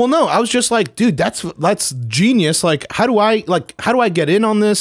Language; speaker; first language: English; native; English